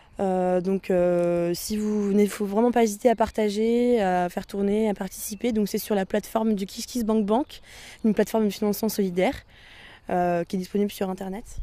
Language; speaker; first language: French; native; French